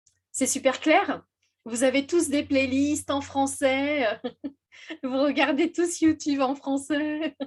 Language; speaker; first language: French; native; French